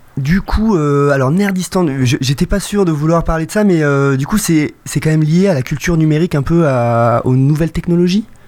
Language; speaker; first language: French; native; French